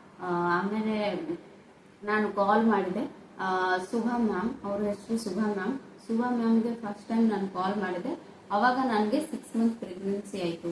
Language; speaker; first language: Kannada; non-native, local second language; Odia